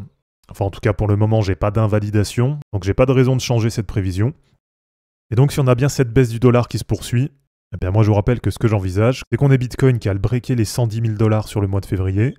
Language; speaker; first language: French; native; French